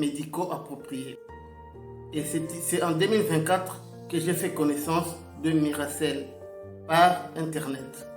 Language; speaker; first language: French; non-native, local second language; Lingala